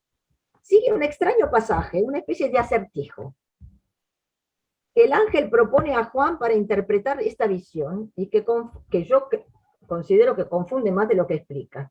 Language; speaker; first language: Spanish; native; Spanish